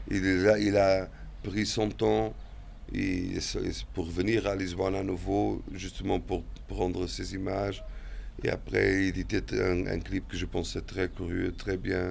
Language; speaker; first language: French; non-native, fluent; Portuguese